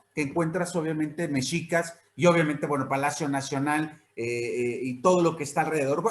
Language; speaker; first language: Spanish; native; Spanish